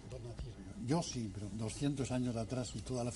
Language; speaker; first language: Spanish; native; Spanish